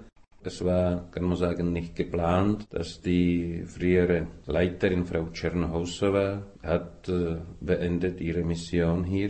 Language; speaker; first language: German; non-native, fluent; Czech